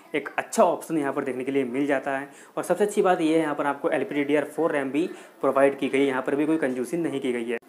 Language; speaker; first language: Hindi; native; Hindi